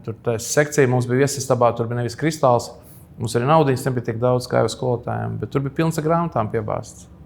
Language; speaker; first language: Latvian; native; Latvian